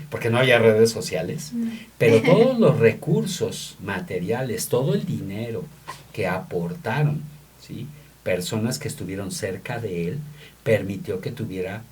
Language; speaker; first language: Spanish; native; Spanish